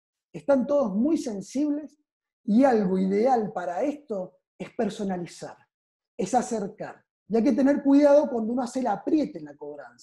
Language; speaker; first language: Spanish; native; Spanish